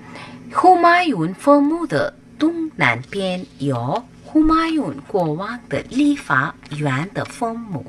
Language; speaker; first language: Chinese; non-native, fluent; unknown